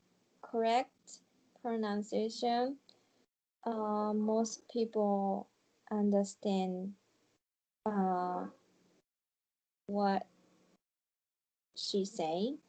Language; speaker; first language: English; non-native, learner; Japanese